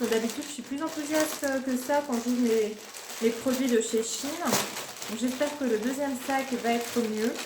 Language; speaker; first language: French; native; French